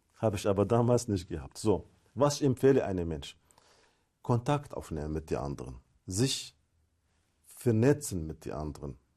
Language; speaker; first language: German; non-native, fluent; Arabic